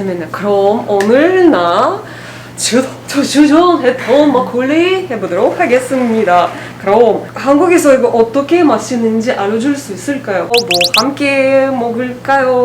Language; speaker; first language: Korean; non-native, learner; Russian